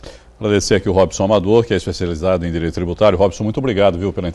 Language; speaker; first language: Portuguese; native; Portuguese